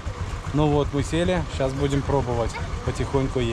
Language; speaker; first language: Russian; native; Russian